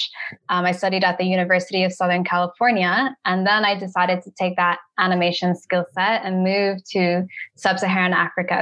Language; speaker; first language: English; native; English